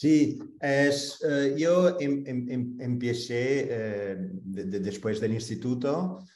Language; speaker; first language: Spanish; non-native, fluent; Italian